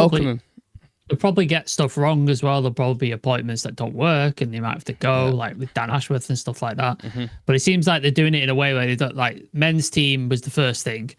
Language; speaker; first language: English; native; English